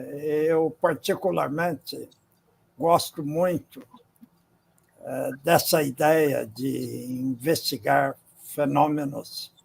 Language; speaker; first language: Portuguese; non-native, fluent; English